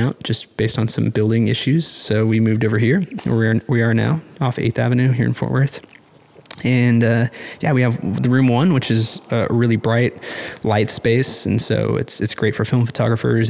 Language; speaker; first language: English; native; English